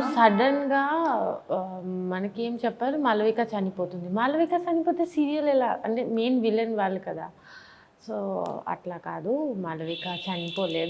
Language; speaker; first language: Telugu; non-native, fluent; Bangla